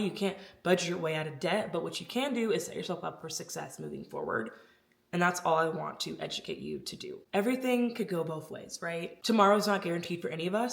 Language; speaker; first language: English; native; English